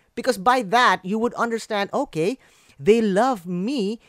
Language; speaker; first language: English; non-native, local second language; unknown